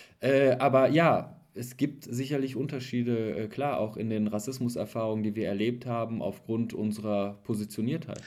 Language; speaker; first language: German; early bilingual, other home language; Persian